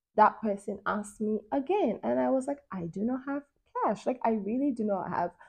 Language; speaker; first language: English; non-native, local second language; Yoruba